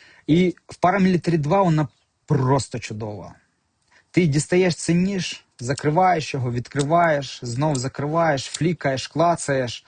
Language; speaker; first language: Ukrainian; native; Ukrainian